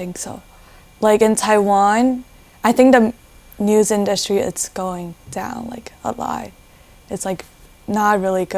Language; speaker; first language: English; non-native, fluent; Chinese